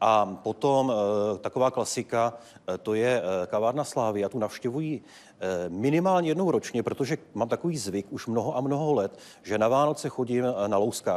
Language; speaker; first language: Czech; native; Czech